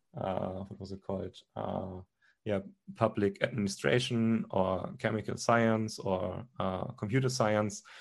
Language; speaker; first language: English; non-native, fluent; German